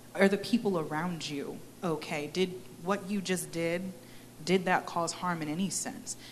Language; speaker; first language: English; native; English